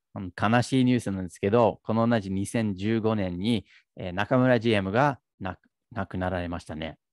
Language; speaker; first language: Japanese; non-native, fluent; English